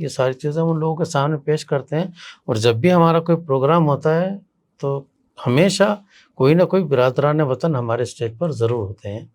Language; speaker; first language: Urdu; native; Urdu